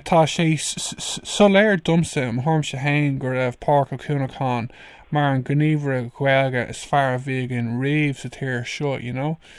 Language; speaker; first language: Irish; non-native, local second language; English